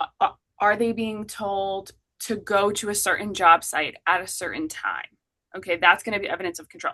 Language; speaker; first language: English; native; English